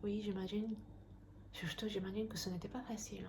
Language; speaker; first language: French; non-native, fluent; Japanese